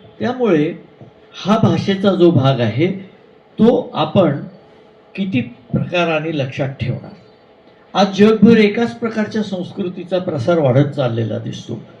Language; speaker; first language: Marathi; native; Marathi